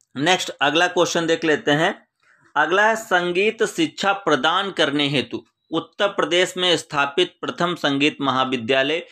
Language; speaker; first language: Hindi; native; Hindi